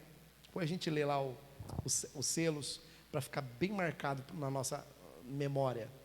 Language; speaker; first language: Portuguese; native; Portuguese